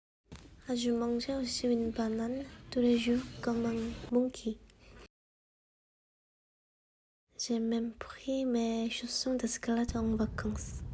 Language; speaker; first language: French; non-native, fluent; Korean